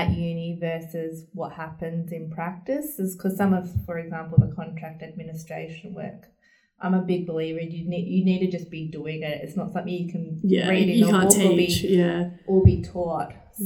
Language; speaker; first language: English; native; English